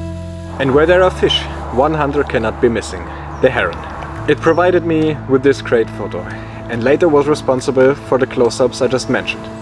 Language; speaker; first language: English; non-native, fluent; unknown